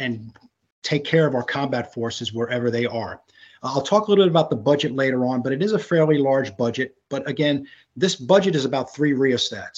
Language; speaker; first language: English; native; English